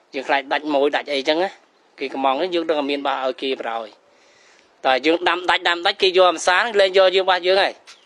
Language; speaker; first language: Khmer; native; Khmer